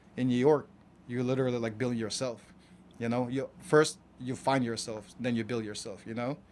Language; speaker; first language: English; non-native, fluent; Kazakh